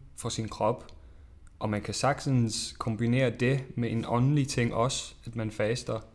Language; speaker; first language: Danish; non-native, fluent; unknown